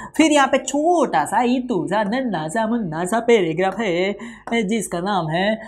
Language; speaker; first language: Hindi; non-native, local second language; Gujarati